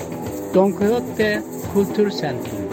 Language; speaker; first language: German; non-native, learner; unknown